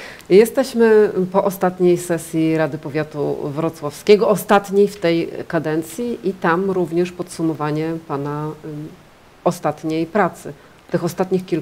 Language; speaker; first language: Polish; native; Polish